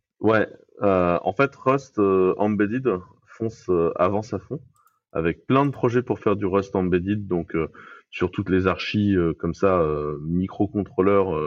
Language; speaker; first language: French; native; French